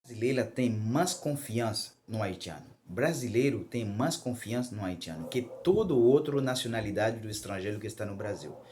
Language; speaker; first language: Portuguese; non-native, local second language; Haitian Creole